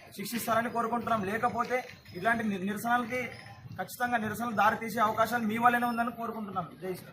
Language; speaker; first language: Telugu; native; Telugu